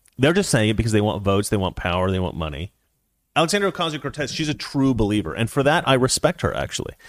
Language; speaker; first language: English; native; English